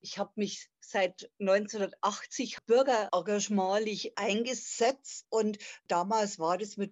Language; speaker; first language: German; native; German